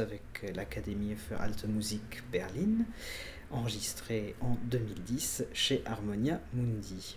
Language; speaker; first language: French; native; French